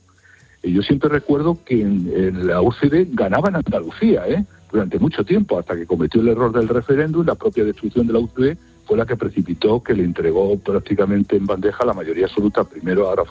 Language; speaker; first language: Spanish; native; Spanish